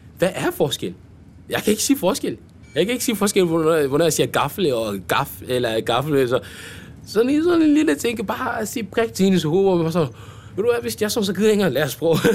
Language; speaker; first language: Danish; early bilingual, other home language; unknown